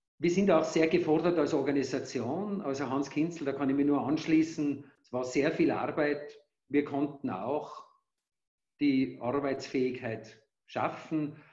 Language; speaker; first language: German; native; German